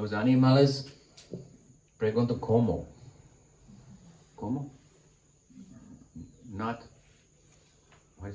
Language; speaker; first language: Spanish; non-native, learner; English